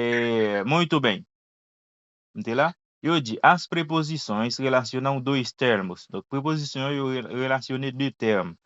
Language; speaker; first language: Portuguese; non-native, fluent; Haitian Creole